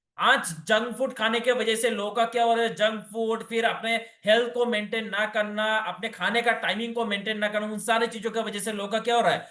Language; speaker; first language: Hindi; non-native, local second language; Bangla